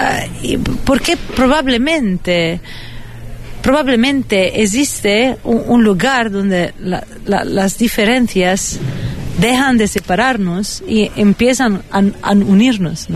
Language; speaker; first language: Spanish; non-native, fluent; Italian